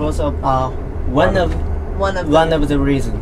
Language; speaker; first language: English; non-native, learner; Japanese